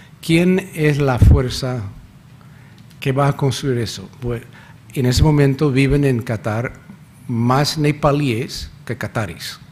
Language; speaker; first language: Spanish; non-native, fluent; English